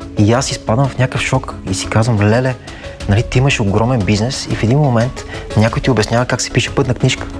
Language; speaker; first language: Bulgarian; native; Bulgarian